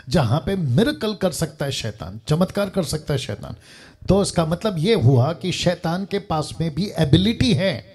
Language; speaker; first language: Hindi; native; Hindi